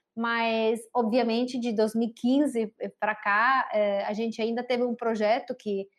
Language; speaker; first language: Portuguese; non-native, fluent; Italian